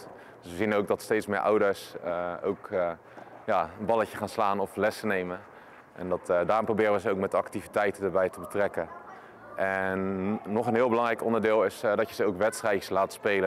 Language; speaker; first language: Dutch; native; Dutch